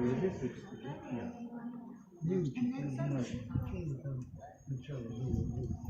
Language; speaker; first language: Russian; non-native, learner; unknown